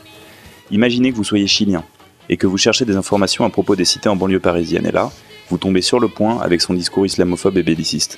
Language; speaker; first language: French; native; French